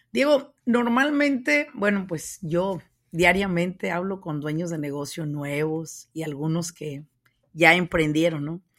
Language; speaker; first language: Spanish; native; Spanish